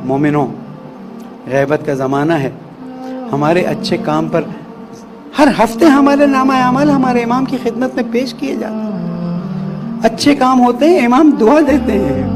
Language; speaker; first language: Urdu; native; Urdu